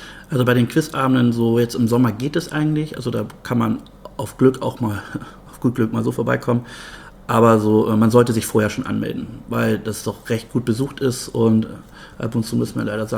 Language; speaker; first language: German; native; German